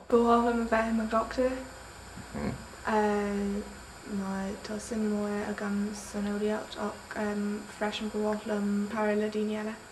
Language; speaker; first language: Irish; non-native, local second language; English